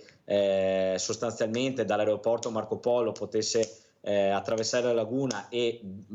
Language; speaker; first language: Italian; native; Italian